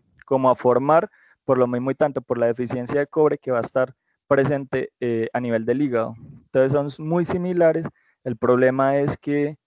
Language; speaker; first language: Spanish; native; Spanish